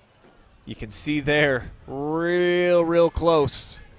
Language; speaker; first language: English; native; English